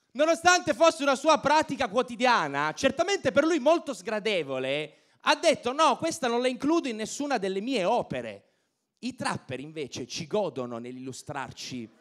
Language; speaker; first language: Italian; native; Italian